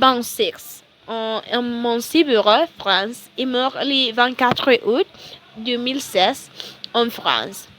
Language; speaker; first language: French; non-native, learner; Spanish